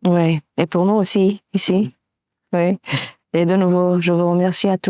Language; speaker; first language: French; non-native, fluent; Romanian